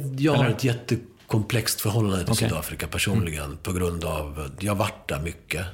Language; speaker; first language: Swedish; early bilingual, other home language; Spanish